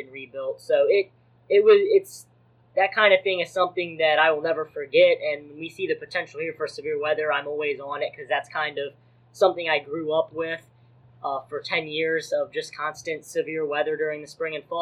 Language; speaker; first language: English; native; English